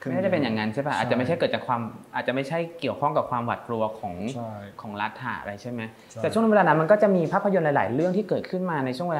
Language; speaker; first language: Thai; native; Thai